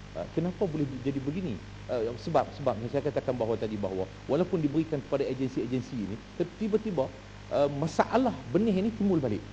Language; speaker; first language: Malay; native; Malay